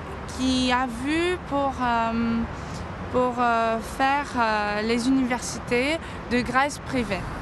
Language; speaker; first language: French; non-native, fluent; Greek